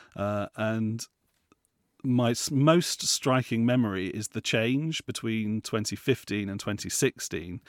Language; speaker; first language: English; native; English